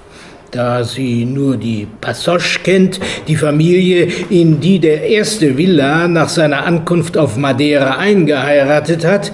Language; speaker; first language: German; native; German